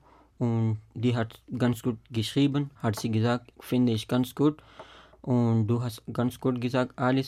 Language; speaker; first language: German; non-native, fluent; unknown